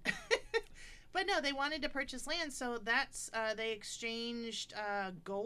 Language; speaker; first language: English; native; English